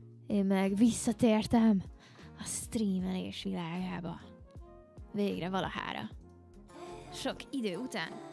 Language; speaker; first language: Hungarian; native; Hungarian